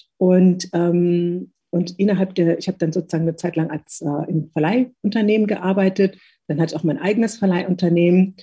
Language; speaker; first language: German; early bilingual, other home language; Tigrinya